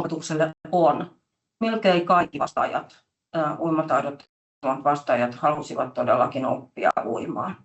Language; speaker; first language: Finnish; native; Finnish